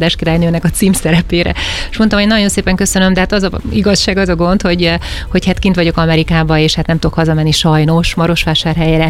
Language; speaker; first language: Hungarian; native; Hungarian